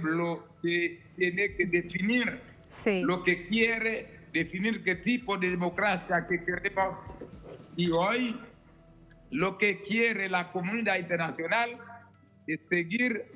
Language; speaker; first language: Spanish; non-native, fluent; Haitian Creole